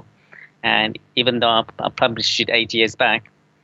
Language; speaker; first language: English; native; English